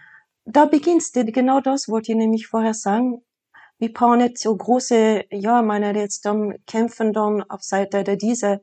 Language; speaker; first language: German; non-native, fluent; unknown